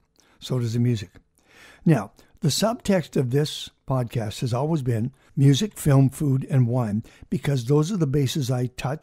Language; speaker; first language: English; native; English